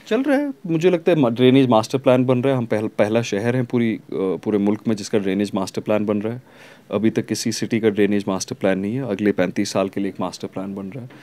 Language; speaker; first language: Hindi; non-native, local second language; Kashmiri